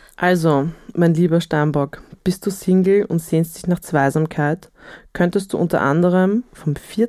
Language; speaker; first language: German; native; German